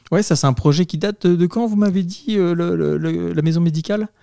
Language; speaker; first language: French; native; French